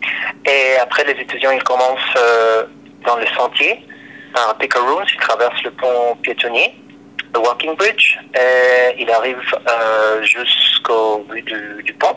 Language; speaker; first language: French; non-native, fluent; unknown